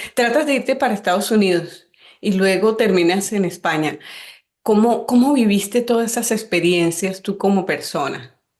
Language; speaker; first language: Spanish; native; Spanish